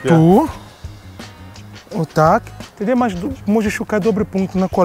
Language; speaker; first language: Polish; non-native, learner; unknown